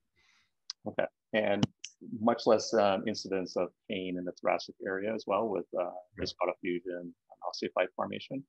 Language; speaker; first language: English; native; English